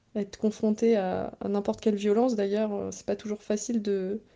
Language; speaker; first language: French; native; French